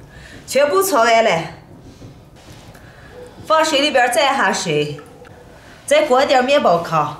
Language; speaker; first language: Chinese; native; Chinese